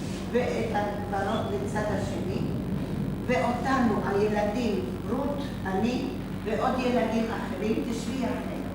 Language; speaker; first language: Hebrew; non-native, fluent; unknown